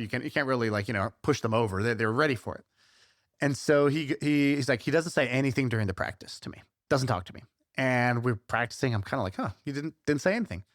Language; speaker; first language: English; native; English